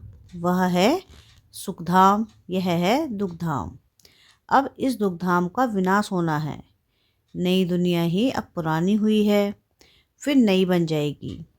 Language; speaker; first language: Hindi; native; Hindi